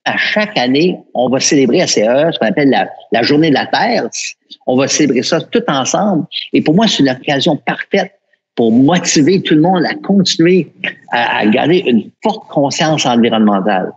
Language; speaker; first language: French; native; French